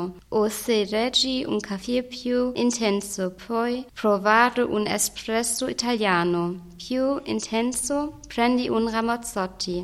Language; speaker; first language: Italian; non-native, learner; German